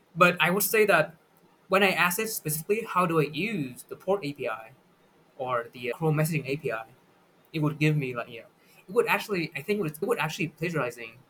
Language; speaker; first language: English; non-native, fluent; Vietnamese